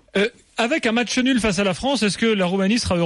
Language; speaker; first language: French; native; French